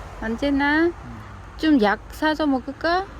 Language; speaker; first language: Korean; non-native, learner; Vietnamese